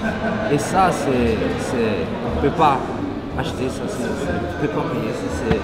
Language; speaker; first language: French; non-native, local second language; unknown